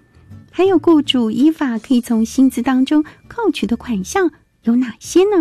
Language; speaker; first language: Chinese; native; Chinese